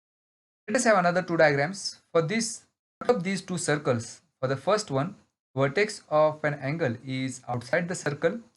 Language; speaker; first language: English; non-native, local second language; Marathi